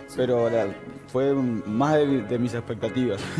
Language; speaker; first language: Spanish; native; Spanish